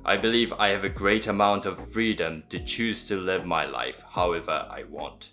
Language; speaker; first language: English; early bilingual, other home language; Japanese